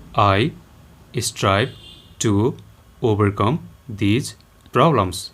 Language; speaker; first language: English; non-native, local second language; Nepali